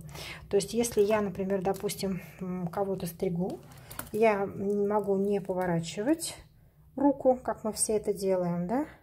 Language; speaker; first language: Russian; native; Russian